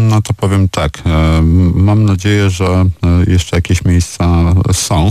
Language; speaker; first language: Polish; native; Polish